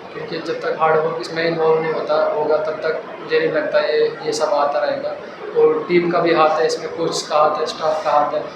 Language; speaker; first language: Hindi; non-native, local second language; Kashmiri